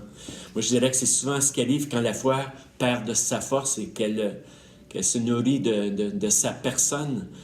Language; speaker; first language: French; native; French